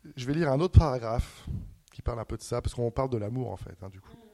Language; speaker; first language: French; native; French